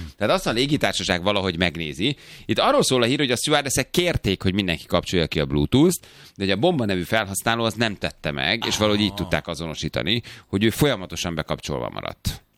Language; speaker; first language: Hungarian; native; Hungarian